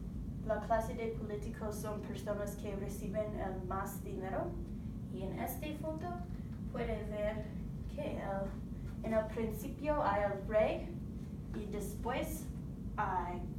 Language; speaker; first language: Spanish; non-native, learner; English